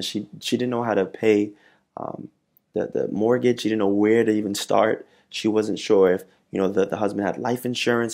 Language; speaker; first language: English; native; English